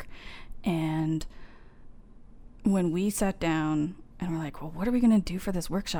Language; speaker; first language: English; native; English